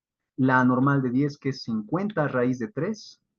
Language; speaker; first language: Spanish; native; Spanish